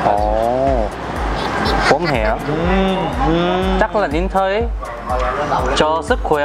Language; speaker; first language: Vietnamese; non-native, learner; Korean